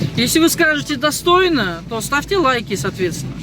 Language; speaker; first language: Russian; non-native, local second language; Kazakh